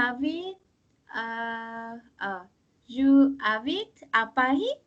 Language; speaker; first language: French; non-native, learner; Korean